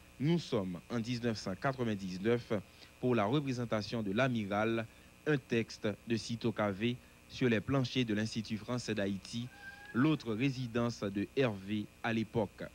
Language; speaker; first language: French; non-native, local second language; Haitian Creole